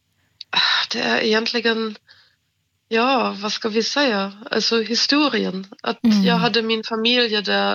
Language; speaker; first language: Swedish; non-native, fluent; German